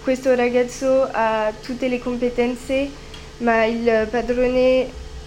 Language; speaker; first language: Italian; non-native, learner; French